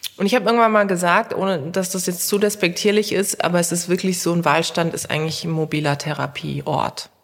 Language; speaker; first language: German; early bilingual, other home language; Turkish